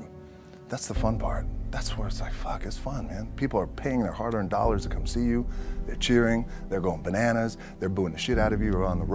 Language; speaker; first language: English; native; English